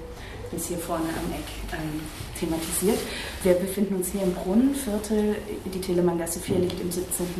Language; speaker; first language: German; native; German